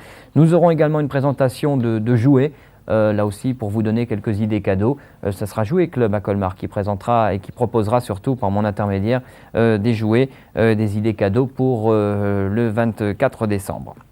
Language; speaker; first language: French; native; French